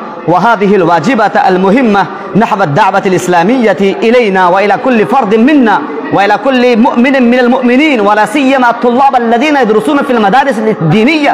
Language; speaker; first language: Arabic; non-native, fluent; Urdu